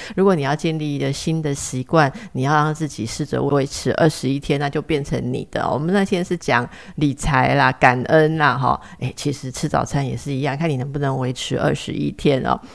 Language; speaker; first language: Chinese; native; Chinese